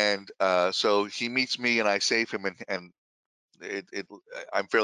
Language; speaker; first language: English; native; English